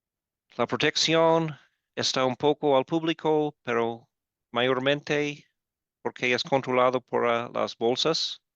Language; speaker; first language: Spanish; non-native, fluent; English